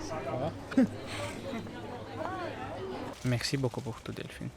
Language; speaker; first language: French; non-native, learner; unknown